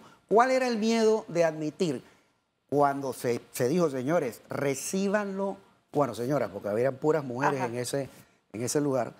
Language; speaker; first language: Spanish; native; Spanish